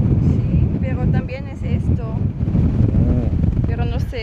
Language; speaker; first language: Spanish; non-native, learner; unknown